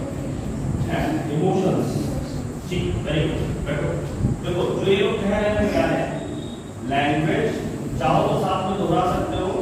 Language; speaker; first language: Hindi; native; Hindi